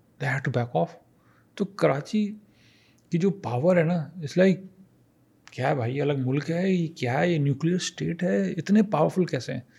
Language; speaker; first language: Urdu; native; Urdu